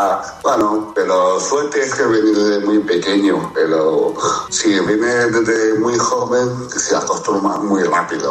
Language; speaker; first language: Spanish; non-native, fluent; Chinese